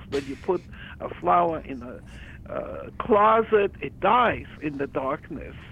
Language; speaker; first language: English; early bilingual, other home language; German